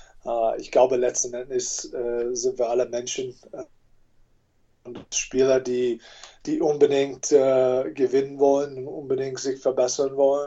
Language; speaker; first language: German; non-native, fluent; English